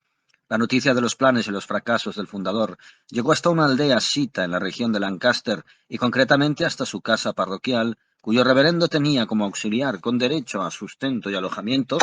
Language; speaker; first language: Spanish; native; Spanish